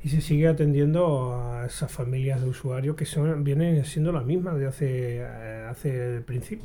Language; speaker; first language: Spanish; native; Spanish